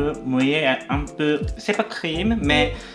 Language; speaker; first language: French; non-native, learner; Japanese